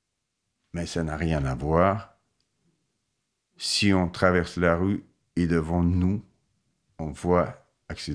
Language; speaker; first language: French; non-native, fluent; Russian